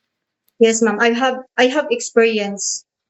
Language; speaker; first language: English; non-native, learner; Cebuano